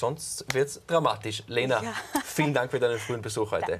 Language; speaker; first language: German; native; German